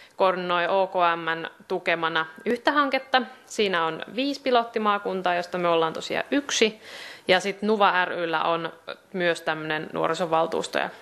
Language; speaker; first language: Finnish; native; Finnish